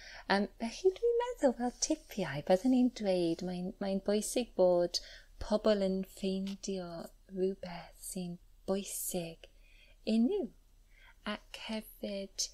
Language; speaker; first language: Welsh; non-native, learner; English